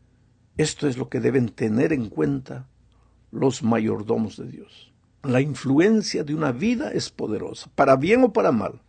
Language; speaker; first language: Spanish; native; Spanish